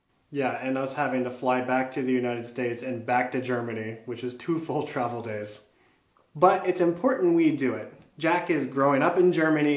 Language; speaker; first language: English; native; English